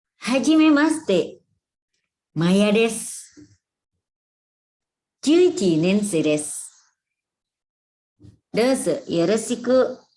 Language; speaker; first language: Japanese; non-native, fluent; Indonesian